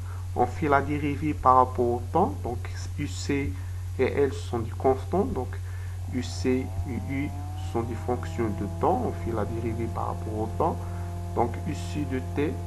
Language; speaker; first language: French; non-native, local second language; Arabic